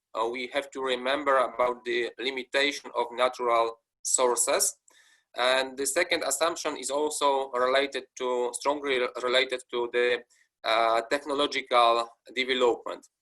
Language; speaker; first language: English; non-native, fluent; Polish